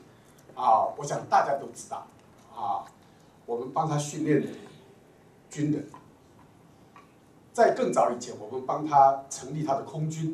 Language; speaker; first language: Chinese; native; Chinese